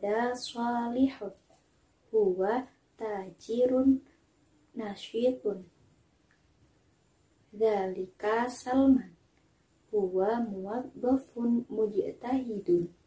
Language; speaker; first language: Arabic; non-native, fluent; Indonesian